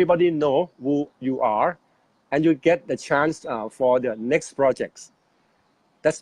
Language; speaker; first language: English; non-native, fluent; Thai